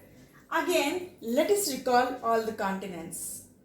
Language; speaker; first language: English; non-native, local second language; Telugu